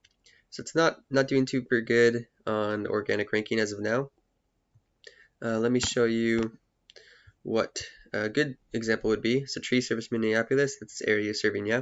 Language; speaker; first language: English; native; English